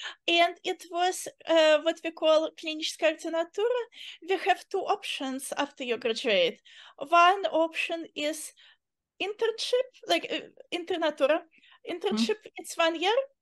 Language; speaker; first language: English; non-native, fluent; Uzbek